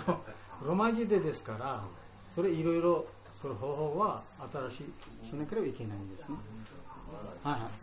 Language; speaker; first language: Japanese; non-native, learner; Bangla